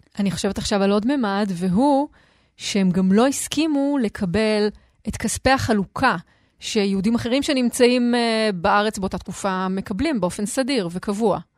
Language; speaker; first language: Hebrew; native; Hebrew